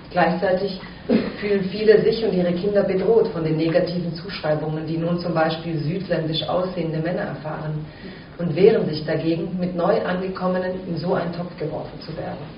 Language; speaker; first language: German; early bilingual, other home language; Croatian